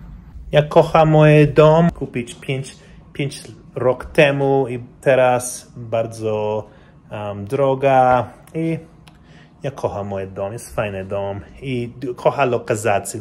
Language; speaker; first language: Polish; non-native, learner; English